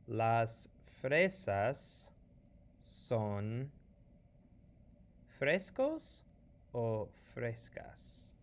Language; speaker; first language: Spanish; non-native, fluent; English